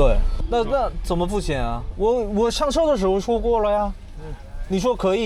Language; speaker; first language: Chinese; non-native, learner; Korean